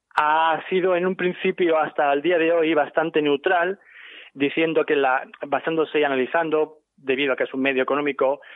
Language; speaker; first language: Spanish; native; Spanish